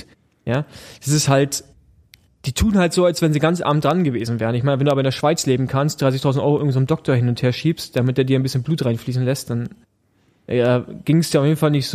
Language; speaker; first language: German; native; German